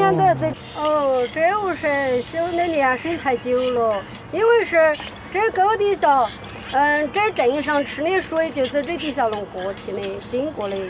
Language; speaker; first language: Chinese; native; Chinese